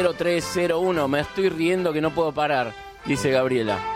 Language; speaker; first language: Spanish; native; Spanish